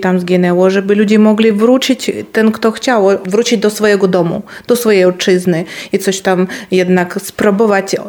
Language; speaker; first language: Polish; non-native, fluent; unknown